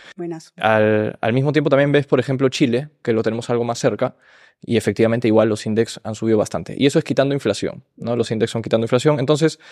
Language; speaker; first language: Spanish; early bilingual, heritage; Spanish